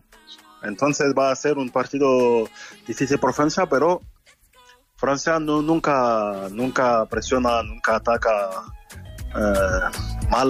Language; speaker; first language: Spanish; non-native, learner; French